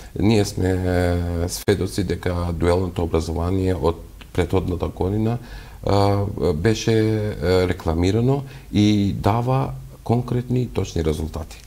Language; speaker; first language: Macedonian; non-native, local second language; Albanian